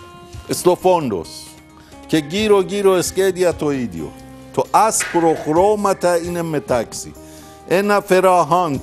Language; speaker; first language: Greek; non-native, fluent; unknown